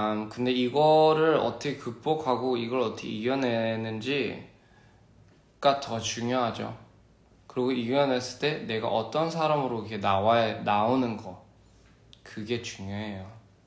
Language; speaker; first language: Korean; early bilingual, other home language; English